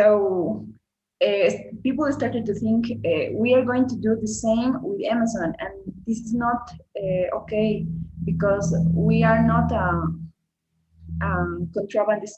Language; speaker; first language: English; non-native, learner; Spanish